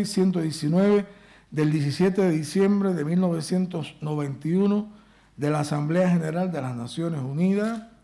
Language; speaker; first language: Spanish; native; Spanish